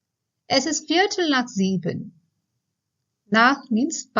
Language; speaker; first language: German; non-native, fluent; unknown